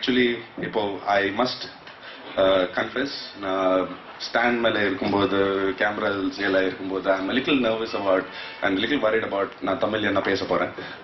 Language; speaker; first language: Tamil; non-native, local second language; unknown